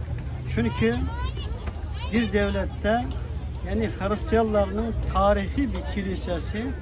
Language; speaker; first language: Turkish; non-native, fluent; Uyghur